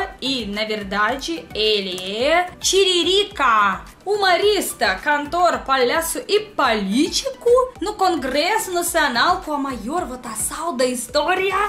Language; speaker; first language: Portuguese; non-native, learner; Russian